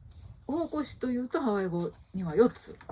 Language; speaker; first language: Japanese; native; Japanese